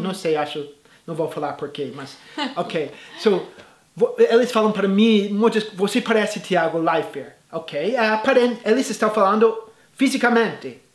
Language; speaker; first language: Portuguese; non-native, fluent; English